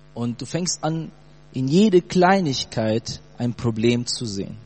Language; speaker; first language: German; early bilingual, other home language; Portuguese